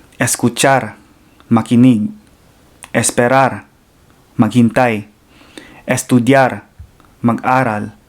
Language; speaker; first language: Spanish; non-native, fluent; Filipino